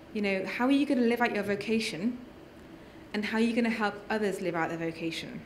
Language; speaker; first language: English; native; English